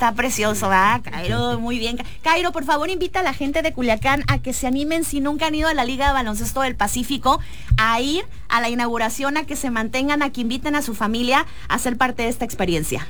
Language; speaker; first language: Spanish; native; Spanish